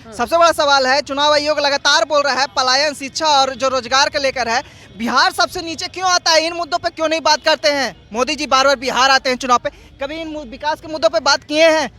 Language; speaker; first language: Hindi; native; Hindi